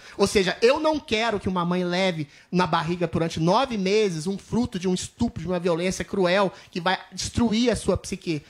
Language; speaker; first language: Portuguese; native; Portuguese